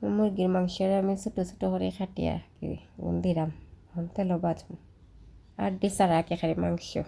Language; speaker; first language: Bangla; non-native, local second language; Sylheti